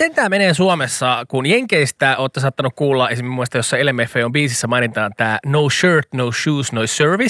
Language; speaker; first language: Finnish; native; Finnish